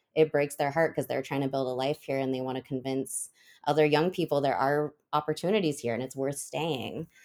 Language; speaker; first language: English; native; English